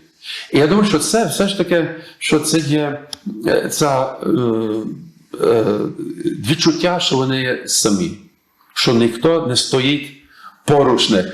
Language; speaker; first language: Ukrainian; native; Ukrainian